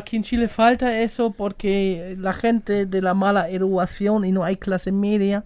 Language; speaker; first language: Spanish; non-native, learner; German